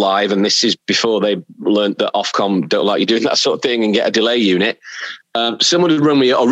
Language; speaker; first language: English; native; English